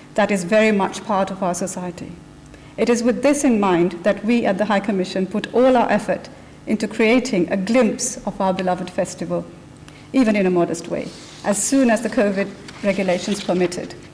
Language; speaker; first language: English; non-native, local second language; Sinhala